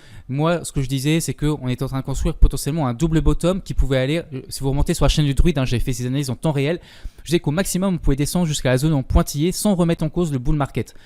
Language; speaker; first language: French; native; French